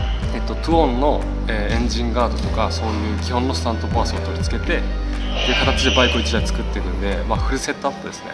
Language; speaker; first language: Japanese; native; Japanese